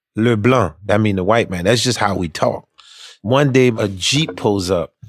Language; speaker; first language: English; early bilingual, other home language; Haitian Creole